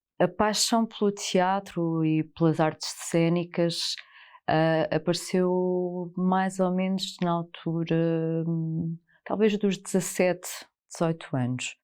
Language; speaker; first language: Portuguese; early bilingual, other home language; French